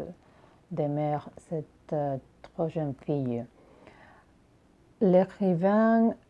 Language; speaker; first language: French; non-native, learner; English